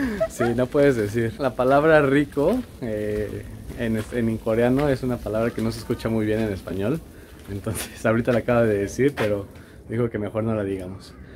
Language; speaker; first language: Spanish; native; Spanish